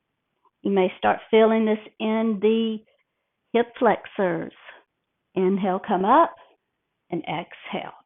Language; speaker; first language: English; native; English